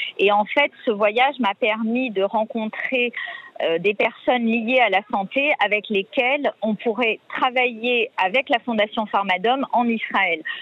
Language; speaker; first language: French; native; French